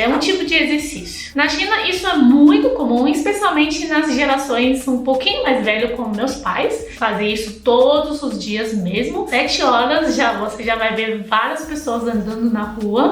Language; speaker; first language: Portuguese; non-native, fluent; Chinese